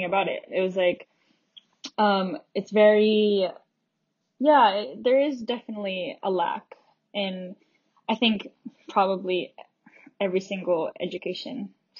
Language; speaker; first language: English; native; English